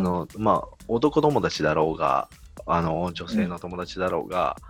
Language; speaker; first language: Japanese; native; Japanese